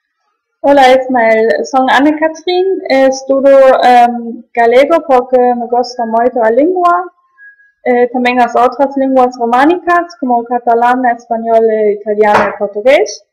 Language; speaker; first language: Galician; non-native, learner; German